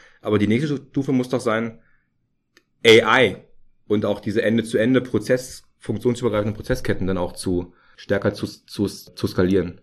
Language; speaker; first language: German; native; German